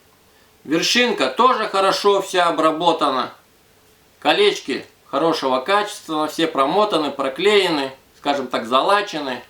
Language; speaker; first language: Russian; native; Russian